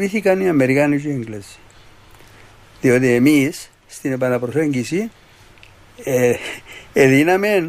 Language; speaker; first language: Greek; native; Greek